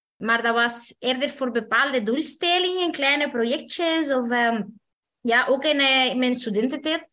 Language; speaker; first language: Dutch; non-native, fluent; Spanish